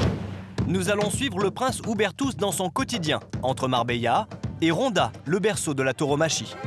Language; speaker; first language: French; native; French